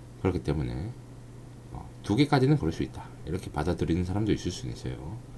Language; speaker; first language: Korean; native; Korean